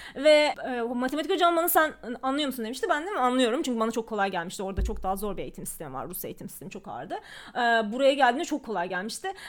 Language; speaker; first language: Turkish; early bilingual, other home language; Russian